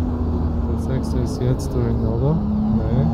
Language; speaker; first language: German; native; German